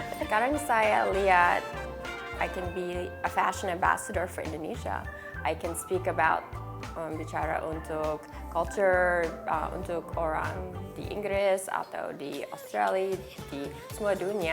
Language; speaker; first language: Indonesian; early bilingual, heritage; English